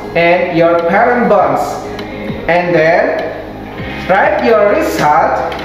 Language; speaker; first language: English; non-native, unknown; Indonesian